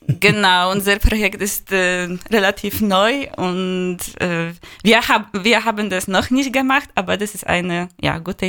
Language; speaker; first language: German; non-native, fluent; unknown